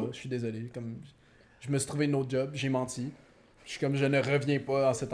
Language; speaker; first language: French; native; French